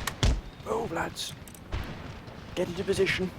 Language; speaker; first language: English; native; English